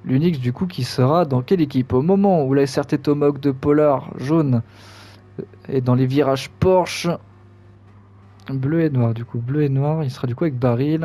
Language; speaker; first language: French; native; French